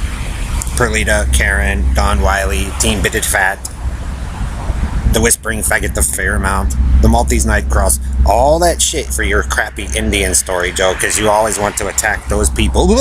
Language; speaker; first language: English; native; English